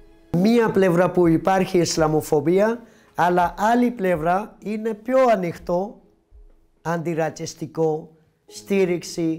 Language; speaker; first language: Greek; non-native, fluent; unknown